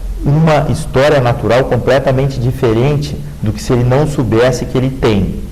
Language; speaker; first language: Portuguese; native; Portuguese